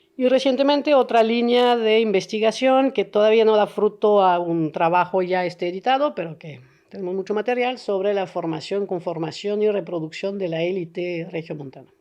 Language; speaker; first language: Spanish; non-native, fluent; French